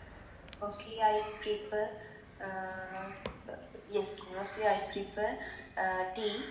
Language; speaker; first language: English; non-native, learner; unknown